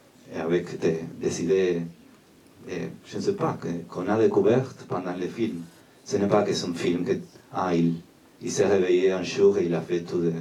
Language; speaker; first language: French; non-native, fluent; Spanish